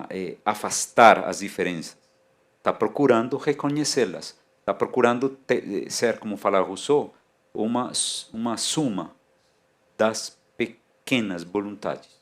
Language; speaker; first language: Portuguese; non-native, fluent; Spanish